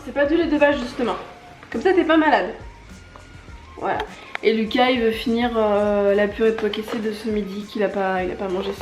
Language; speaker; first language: French; native; French